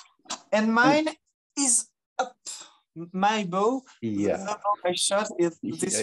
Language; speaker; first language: English; non-native, fluent; French